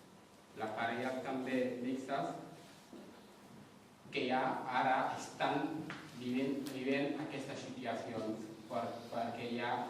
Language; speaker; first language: Catalan; non-native, fluent; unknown